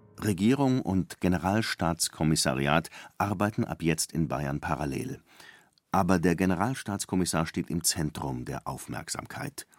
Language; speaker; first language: German; native; German